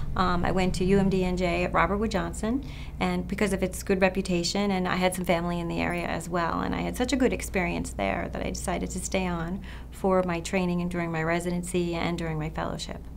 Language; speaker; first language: English; native; English